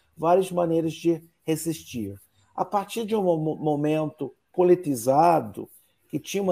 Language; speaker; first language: Portuguese; non-native, fluent; English